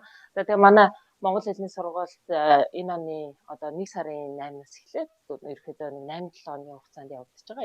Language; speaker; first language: Mongolian; native; Mongolian